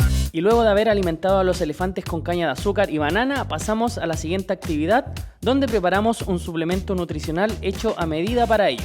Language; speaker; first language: Spanish; native; Spanish